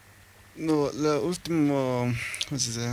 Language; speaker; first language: Spanish; early bilingual, heritage; Norwegian